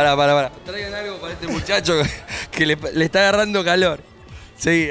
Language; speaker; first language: Spanish; native; Spanish